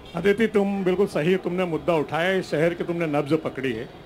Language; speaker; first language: Hindi; native; Hindi